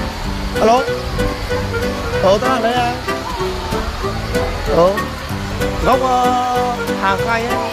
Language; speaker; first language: Vietnamese; non-native, local second language; Hmong